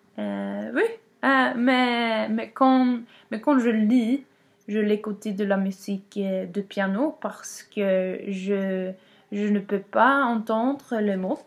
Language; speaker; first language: French; non-native, learner; Swedish